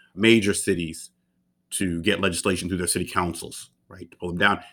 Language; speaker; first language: English; native; English